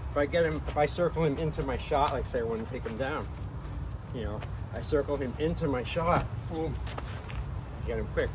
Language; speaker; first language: English; native; English